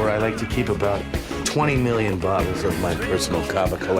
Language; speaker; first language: English; native; English